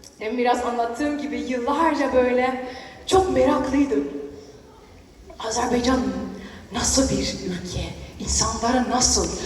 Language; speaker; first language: Turkish; early bilingual, heritage; Turkish